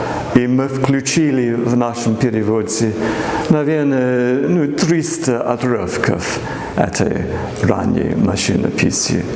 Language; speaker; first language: Russian; non-native, fluent; English